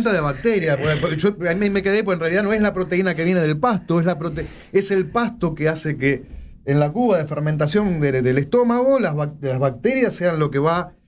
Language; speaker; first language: Spanish; native; Spanish